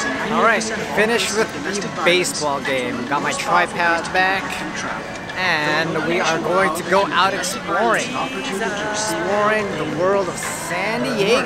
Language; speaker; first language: English; native; English